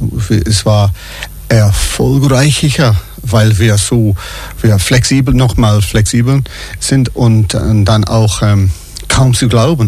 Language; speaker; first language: German; non-native, fluent; English